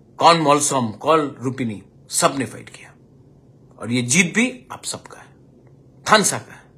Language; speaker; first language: Hindi; non-native, local second language; Kok Borok